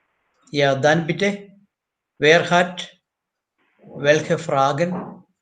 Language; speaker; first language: German; non-native, fluent; Malayalam